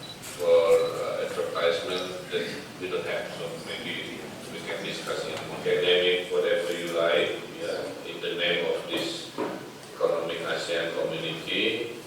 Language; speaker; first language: English; non-native, fluent; Indonesian